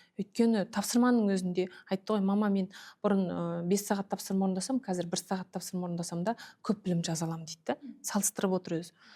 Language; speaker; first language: Kazakh; early bilingual, heritage; Kazakh